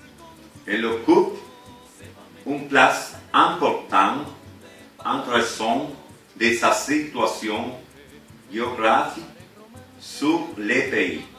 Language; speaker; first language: French; non-native, learner; Spanish